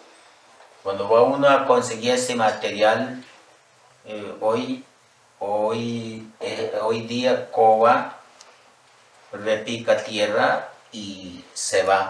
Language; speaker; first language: Spanish; non-native, local second language; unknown